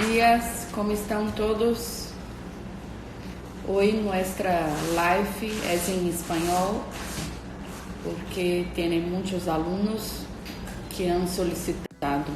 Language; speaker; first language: Spanish; non-native, learner; Portuguese